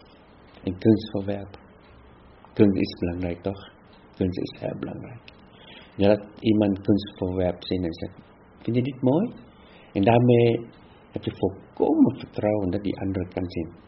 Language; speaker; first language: Dutch; non-native, fluent; Vietnamese